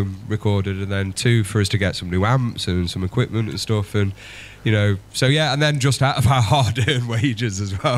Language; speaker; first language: English; native; English